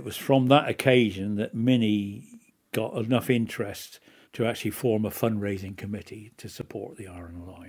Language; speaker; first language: English; native; English